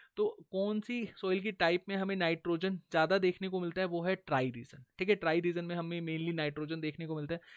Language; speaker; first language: Hindi; native; Hindi